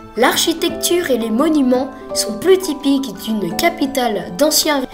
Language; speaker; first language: French; native; French